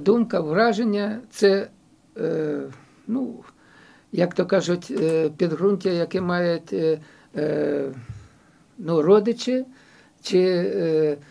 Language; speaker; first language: Ukrainian; non-native, local second language; Russian